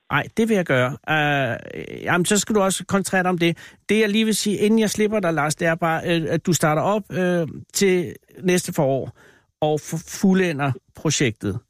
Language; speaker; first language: Danish; native; Danish